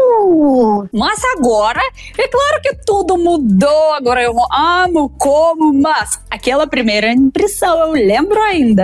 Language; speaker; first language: Portuguese; non-native, fluent; Russian